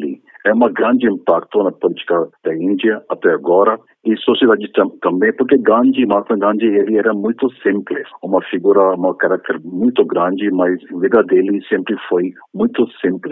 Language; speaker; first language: Portuguese; non-native, fluent; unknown